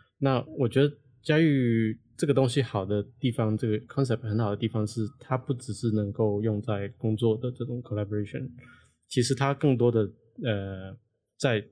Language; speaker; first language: Chinese; non-native, local second language; Cantonese